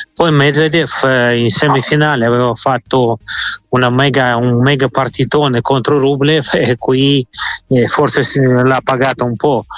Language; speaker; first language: Italian; non-native, fluent; Russian